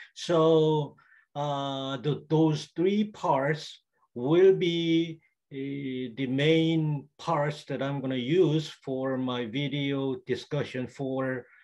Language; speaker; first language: English; non-native, fluent; Korean